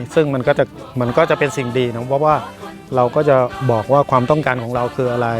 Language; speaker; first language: Thai; native; Thai